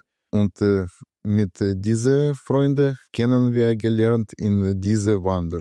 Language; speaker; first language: German; non-native, learner; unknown